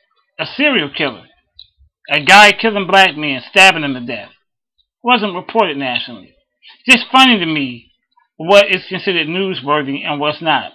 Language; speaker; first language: English; native; English